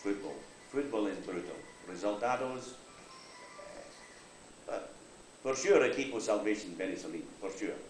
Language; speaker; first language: Spanish; non-native, learner; English